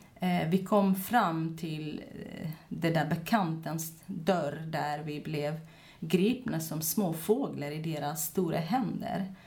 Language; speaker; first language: Swedish; non-native, fluent; Kurdish